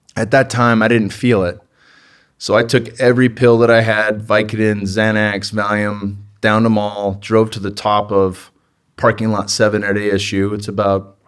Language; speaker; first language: English; native; English